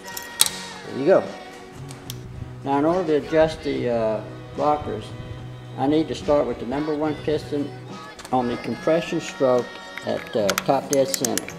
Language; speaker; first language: English; native; English